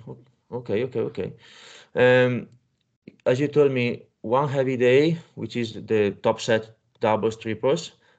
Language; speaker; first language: English; non-native, fluent; Italian